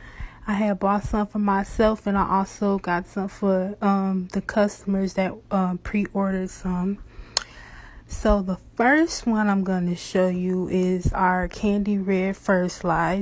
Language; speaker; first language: English; native; English